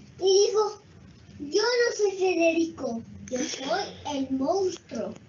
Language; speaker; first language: Spanish; native; Spanish